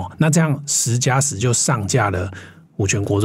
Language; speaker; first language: Chinese; native; Chinese